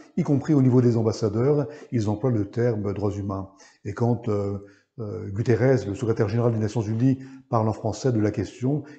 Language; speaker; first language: French; native; French